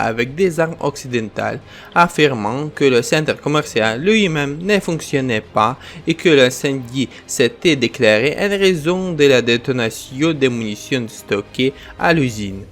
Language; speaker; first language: French; non-native, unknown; Ukrainian